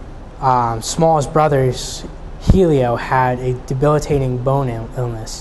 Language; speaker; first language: English; native; English